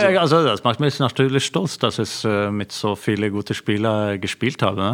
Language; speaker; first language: German; non-native, fluent; Norwegian